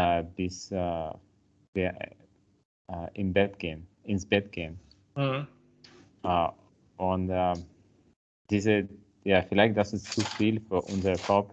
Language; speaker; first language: German; non-native, learner; Italian